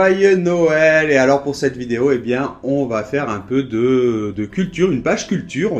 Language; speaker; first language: French; native; French